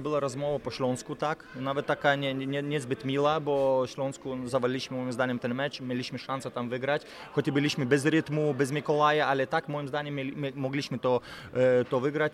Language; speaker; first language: Polish; non-native, fluent; Lithuanian